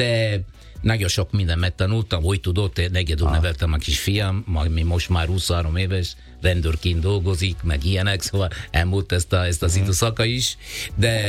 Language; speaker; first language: Hungarian; non-native, fluent; Italian